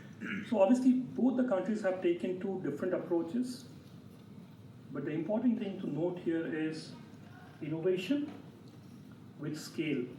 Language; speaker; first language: English; non-native, local second language; Bangla